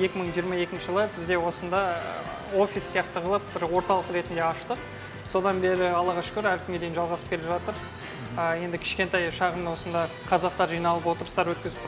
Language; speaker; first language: Kazakh; native; Kazakh